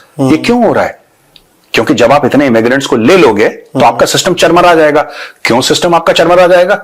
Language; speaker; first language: Hindi; native; Hindi